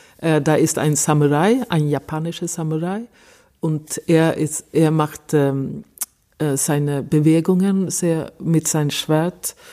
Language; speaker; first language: German; non-native, fluent; Swedish